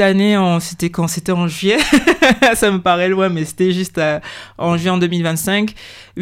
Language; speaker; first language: French; native; French